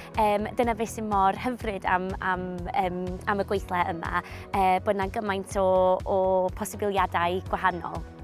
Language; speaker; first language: Welsh; non-native, local second language; English